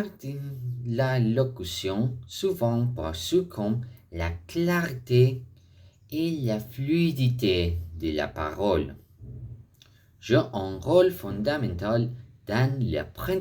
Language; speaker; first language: French; non-native, fluent; Spanish